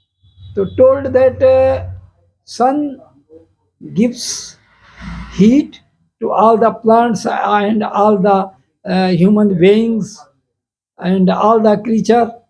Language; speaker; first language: English; non-native, local second language; Hindi